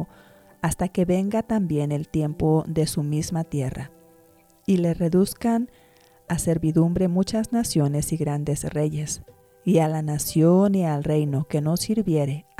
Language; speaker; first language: Spanish; native; Spanish